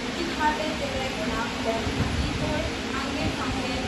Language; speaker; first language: German; non-native, learner; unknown